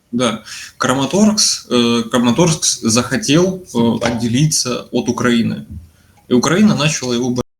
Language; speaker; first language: Russian; native; Russian